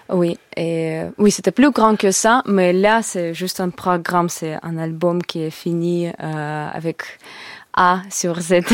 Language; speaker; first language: French; non-native, learner; Russian